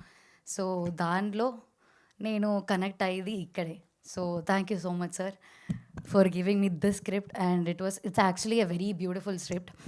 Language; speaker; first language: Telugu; non-native, learner; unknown